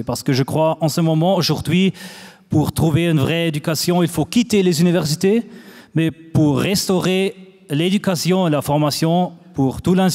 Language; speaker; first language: French; non-native, fluent; German